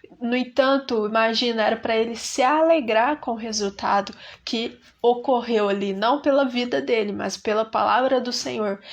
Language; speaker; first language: Portuguese; native; Portuguese